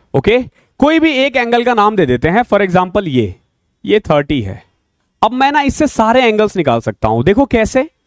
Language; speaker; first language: Hindi; native; Hindi